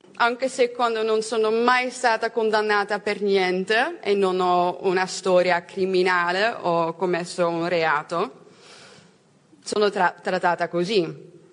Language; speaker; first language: Italian; non-native, learner; Dutch